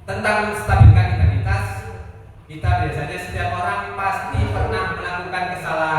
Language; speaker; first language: Indonesian; native; Indonesian